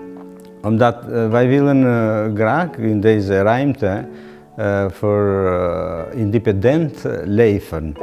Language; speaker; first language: Dutch; non-native, learner; Albanian